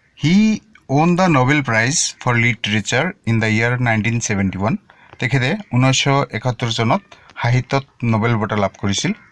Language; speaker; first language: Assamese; native; Assamese